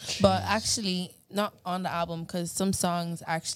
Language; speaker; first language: English; native; English